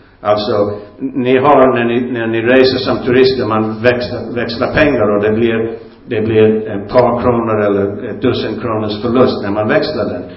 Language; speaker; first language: Swedish; non-native, fluent; English